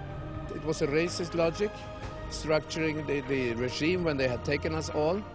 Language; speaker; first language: English; non-native, fluent; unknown